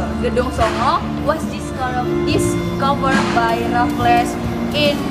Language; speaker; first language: English; non-native, learner; Indonesian